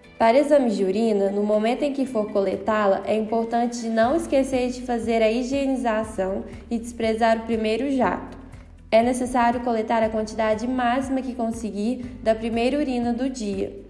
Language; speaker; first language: Portuguese; native; Portuguese